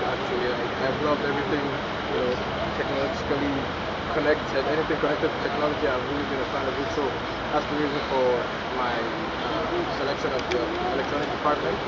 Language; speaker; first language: English; non-native, fluent; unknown